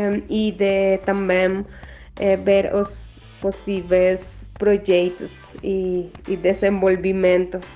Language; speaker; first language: Portuguese; non-native, learner; Spanish